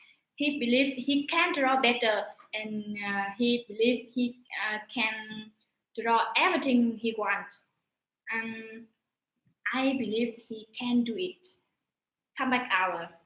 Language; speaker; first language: English; non-native, learner; Vietnamese